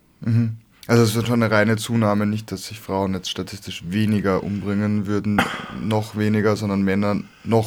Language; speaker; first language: German; native; German